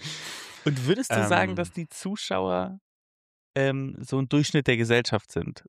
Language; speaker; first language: German; native; German